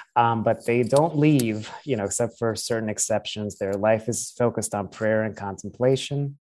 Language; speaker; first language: English; early bilingual, other home language; Spanish